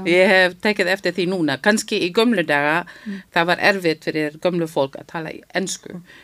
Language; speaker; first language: Icelandic; non-native, fluent; Filipino